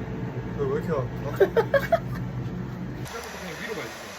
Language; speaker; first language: Korean; non-native, learner; Chinese